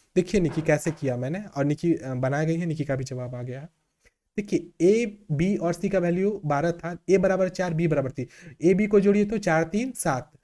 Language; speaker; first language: Hindi; native; Hindi